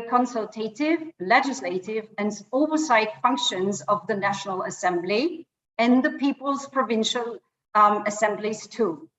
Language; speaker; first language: English; non-native, fluent; German